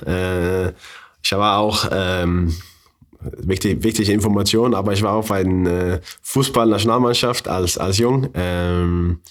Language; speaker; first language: German; non-native, fluent; Danish